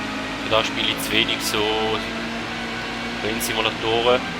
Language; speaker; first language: German; native; German